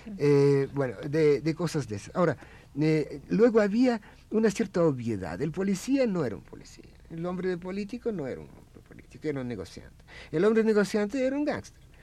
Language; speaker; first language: Spanish; non-native, fluent; Russian